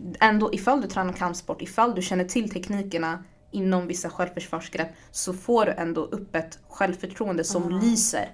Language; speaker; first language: Swedish; early bilingual, other home language; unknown